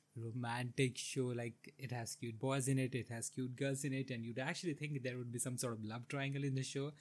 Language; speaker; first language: English; non-native, local second language; Hindi